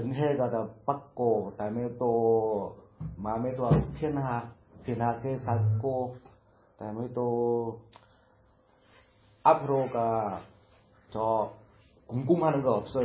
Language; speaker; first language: Korean; non-native, learner; Vietnamese